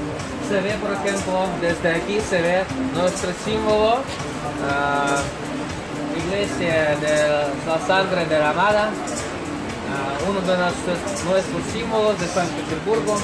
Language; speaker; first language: Spanish; non-native, fluent; Russian